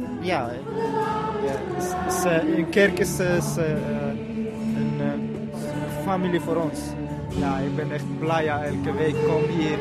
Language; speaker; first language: Dutch; non-native, learner; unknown